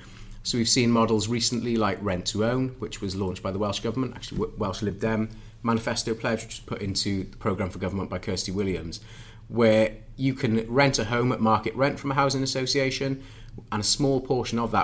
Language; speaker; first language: English; native; English